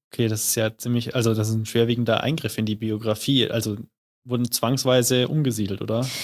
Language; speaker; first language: German; native; German